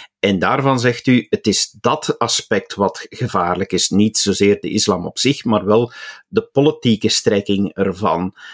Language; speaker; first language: Dutch; native; Dutch